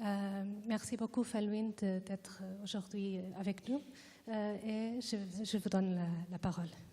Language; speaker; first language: French; non-native, fluent; Portuguese